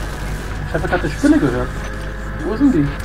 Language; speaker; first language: German; native; German